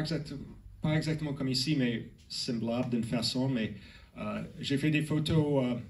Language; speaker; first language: French; non-native, learner; English